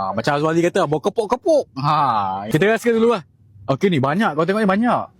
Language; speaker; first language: Malay; native; Malay